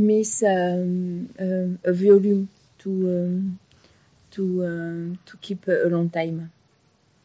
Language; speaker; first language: English; non-native, learner; French